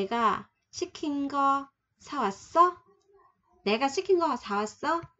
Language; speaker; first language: Korean; non-native, fluent; Vietnamese